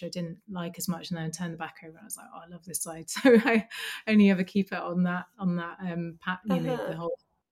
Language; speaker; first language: English; native; English